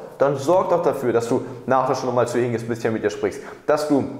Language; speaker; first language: German; native; German